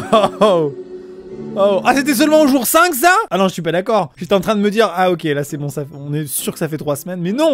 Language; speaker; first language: French; native; French